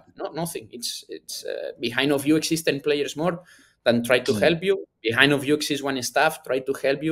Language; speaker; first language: English; non-native, learner; Spanish